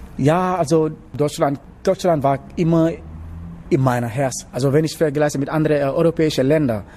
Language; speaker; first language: German; non-native, learner; Wolof